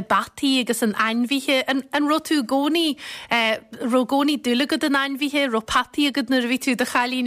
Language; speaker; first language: Irish; native; Irish